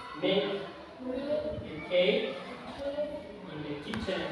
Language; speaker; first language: English; non-native, learner; Indonesian